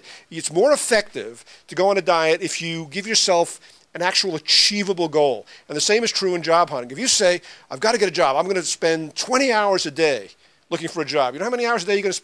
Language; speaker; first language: English; native; English